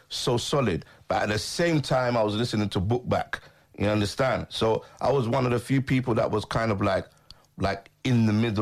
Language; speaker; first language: English; native; English